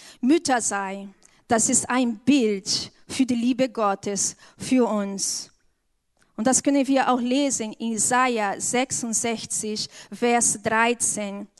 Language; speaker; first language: German; non-native, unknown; Portuguese